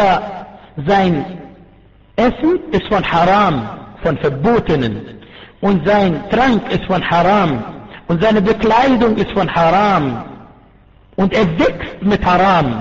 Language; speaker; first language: German; non-native, fluent; Arabic